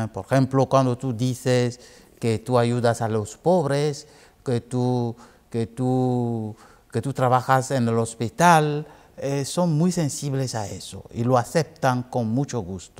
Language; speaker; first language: Spanish; non-native, fluent; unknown